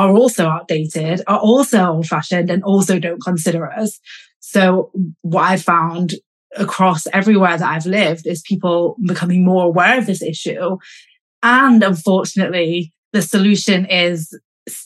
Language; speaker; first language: English; native; English